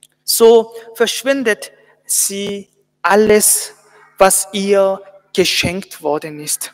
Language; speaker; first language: German; non-native, fluent; Korean